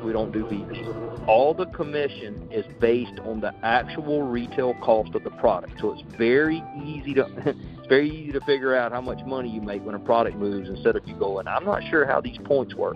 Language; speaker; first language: English; native; English